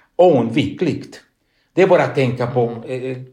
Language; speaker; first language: Swedish; non-native, fluent; Spanish